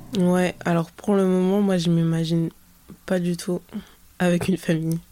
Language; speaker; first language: French; native; French